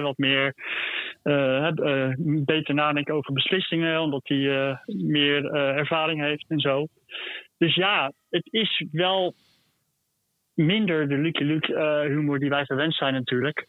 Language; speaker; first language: Dutch; native; Dutch